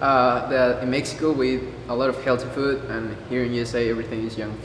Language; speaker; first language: English; non-native, fluent; Spanish